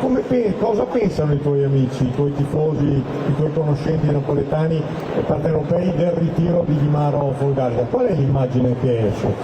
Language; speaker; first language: Italian; native; Italian